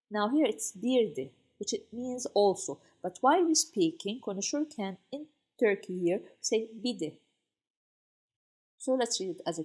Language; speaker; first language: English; non-native, fluent; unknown